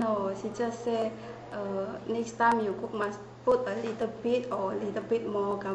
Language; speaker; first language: English; non-native, learner; Indonesian